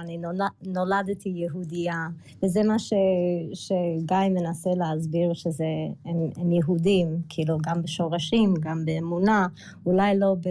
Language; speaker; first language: Hebrew; early bilingual, other home language; English